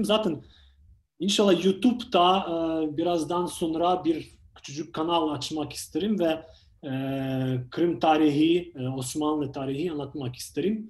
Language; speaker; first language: Turkish; non-native, fluent; Ukrainian